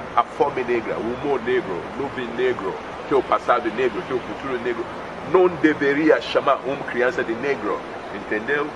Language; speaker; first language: Portuguese; non-native, fluent; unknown